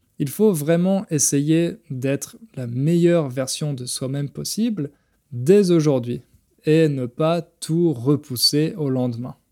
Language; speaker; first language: French; native; French